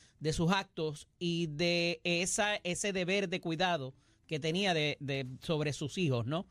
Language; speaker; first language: Spanish; native; Spanish